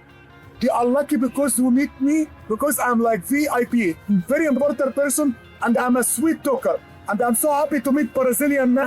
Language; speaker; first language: English; non-native, learner; Arabic